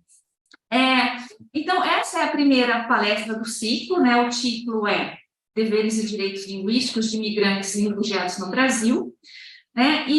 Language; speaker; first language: Portuguese; native; Portuguese